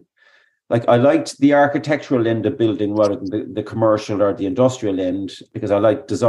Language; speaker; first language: English; native; English